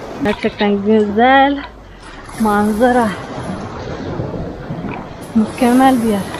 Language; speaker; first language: Turkish; non-native, fluent; Slovenian